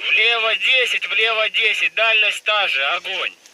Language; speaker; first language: Russian; native; Russian